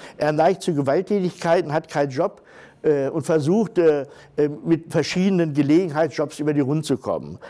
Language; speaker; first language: German; native; German